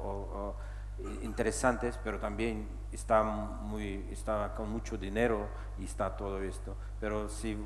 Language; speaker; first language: Spanish; non-native, fluent; Czech